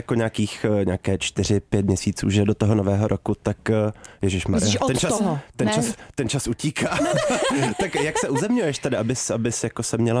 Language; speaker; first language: Czech; native; Czech